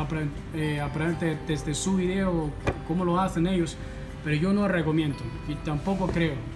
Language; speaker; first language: Spanish; non-native, fluent; Chinese